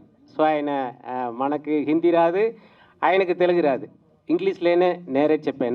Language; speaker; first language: Telugu; native; Telugu